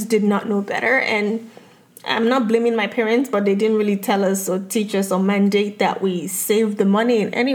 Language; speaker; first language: English; non-native, local second language; Yoruba